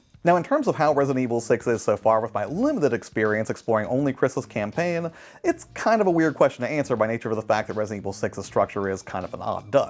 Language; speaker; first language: English; native; English